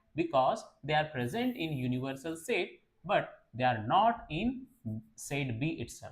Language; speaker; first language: English; non-native, local second language; Marathi